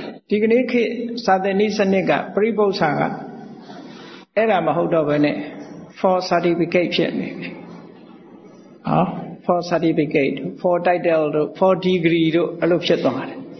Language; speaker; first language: English; non-native, fluent; Burmese